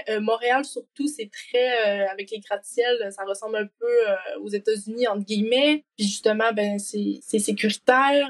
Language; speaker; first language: French; native; French